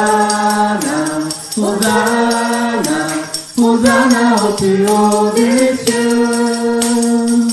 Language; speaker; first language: French; native; French